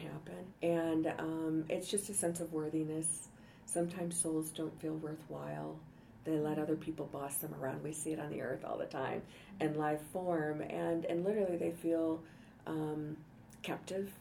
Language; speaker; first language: English; native; English